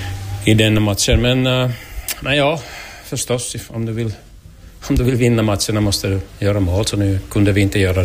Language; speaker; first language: Swedish; non-native, learner; Finnish